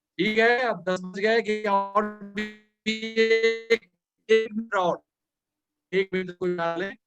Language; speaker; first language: Hindi; native; Hindi